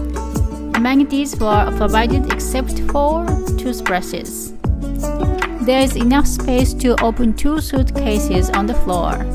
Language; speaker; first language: English; non-native, learner; Japanese